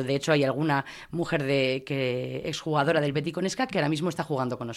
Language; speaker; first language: Spanish; native; Spanish